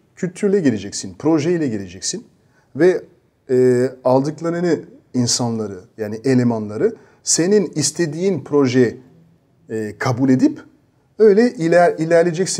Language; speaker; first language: Turkish; non-native, fluent; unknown